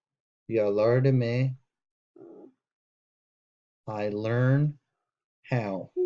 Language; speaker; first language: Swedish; non-native, learner; English